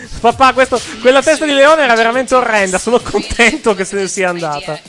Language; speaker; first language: Italian; native; Italian